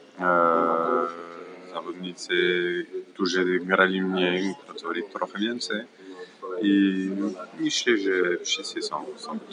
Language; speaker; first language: Polish; non-native, learner; French